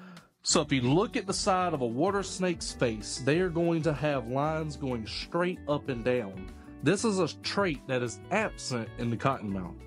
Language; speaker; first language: English; native; English